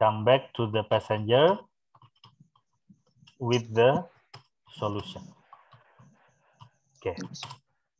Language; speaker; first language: English; non-native, fluent; Indonesian